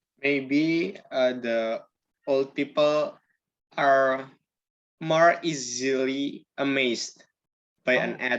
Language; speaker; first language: English; non-native, learner; Indonesian